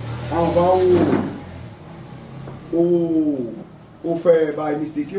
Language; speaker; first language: Spanish; native; Spanish